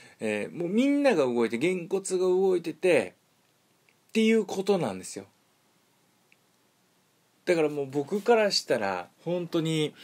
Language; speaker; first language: Japanese; native; Japanese